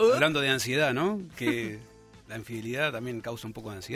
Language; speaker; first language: Spanish; native; Spanish